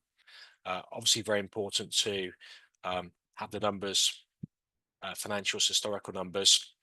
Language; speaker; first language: English; native; English